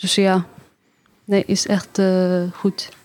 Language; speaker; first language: Dutch; non-native, learner; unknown